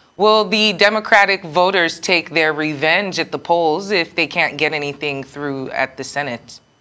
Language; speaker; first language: English; native; English